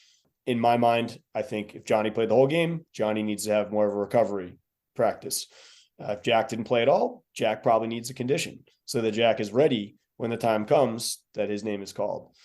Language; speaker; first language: English; native; English